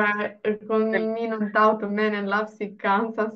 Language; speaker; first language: Finnish; non-native, learner; Russian